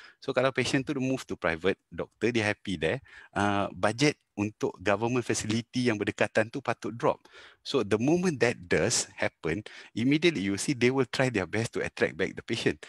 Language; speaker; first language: English; non-native, local second language; Tamil